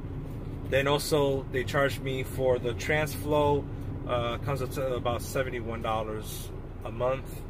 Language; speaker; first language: English; native; English